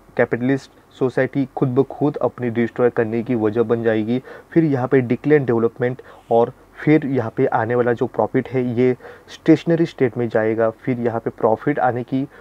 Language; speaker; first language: Hindi; non-native, local second language; Marathi